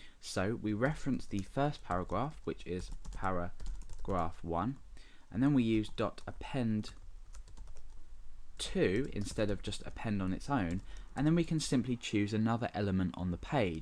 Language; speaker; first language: English; native; English